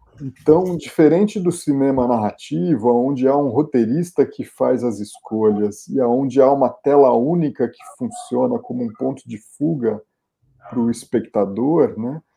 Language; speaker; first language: Portuguese; native; Portuguese